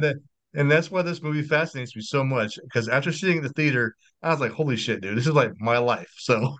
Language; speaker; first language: English; native; English